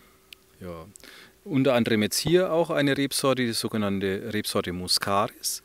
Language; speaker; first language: German; native; German